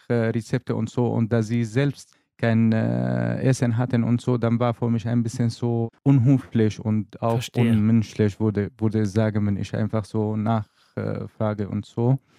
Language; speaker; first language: German; non-native, learner; Arabic